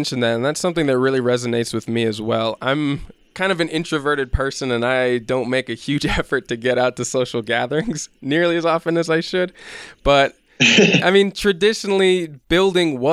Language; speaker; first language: English; native; English